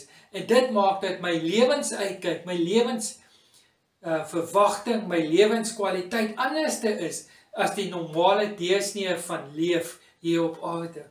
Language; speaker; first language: Afrikaans; native; Afrikaans